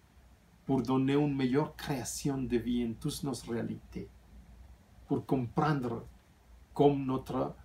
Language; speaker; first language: French; non-native, fluent; Spanish